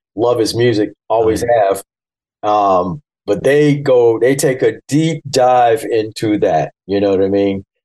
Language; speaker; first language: English; early bilingual, other home language; Yoruba